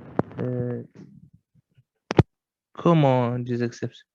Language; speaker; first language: French; non-native, learner; Arabic